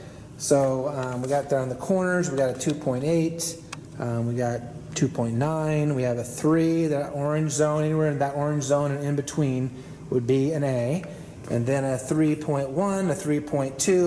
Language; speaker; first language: English; native; English